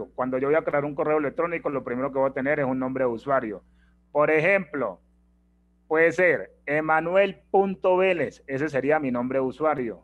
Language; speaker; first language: Spanish; native; Spanish